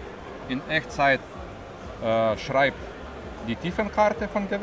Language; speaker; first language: German; non-native, fluent; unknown